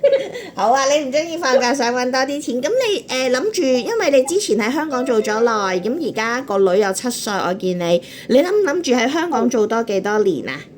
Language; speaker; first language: Cantonese; native; Cantonese